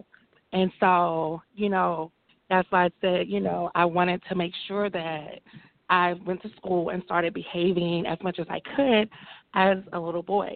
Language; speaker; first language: English; native; English